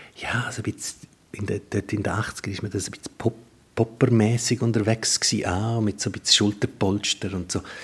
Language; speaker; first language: German; native; German